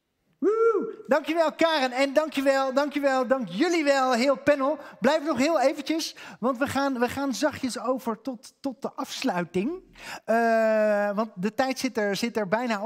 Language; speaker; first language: Dutch; native; Dutch